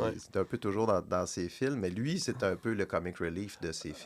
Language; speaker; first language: French; native; French